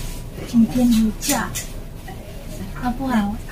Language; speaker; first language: Chinese; non-native, learner; Indonesian